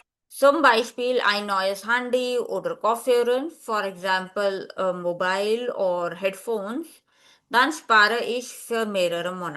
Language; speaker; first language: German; non-native, fluent; Hindi